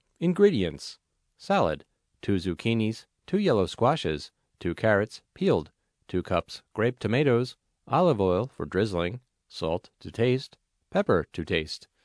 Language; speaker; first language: English; native; English